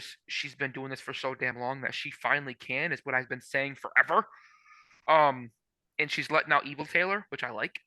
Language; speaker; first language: English; native; English